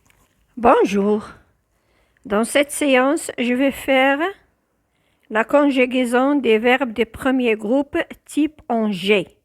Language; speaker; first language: French; non-native, local second language; Arabic